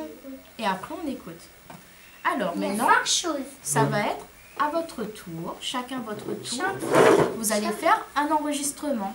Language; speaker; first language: French; native; French